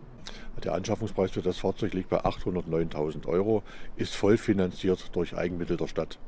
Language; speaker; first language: German; native; German